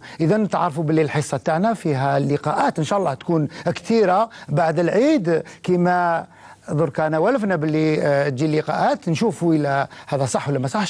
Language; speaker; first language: Arabic; native; Arabic